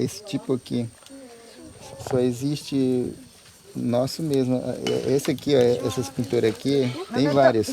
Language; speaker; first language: Portuguese; non-native, local second language; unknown